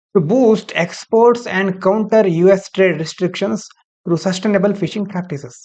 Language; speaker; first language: English; non-native, local second language; Kannada